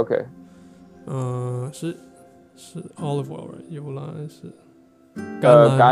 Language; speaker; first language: Chinese; non-native, learner; English